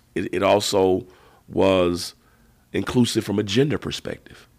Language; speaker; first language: English; native; English